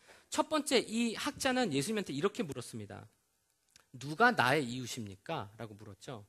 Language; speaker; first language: Korean; native; Korean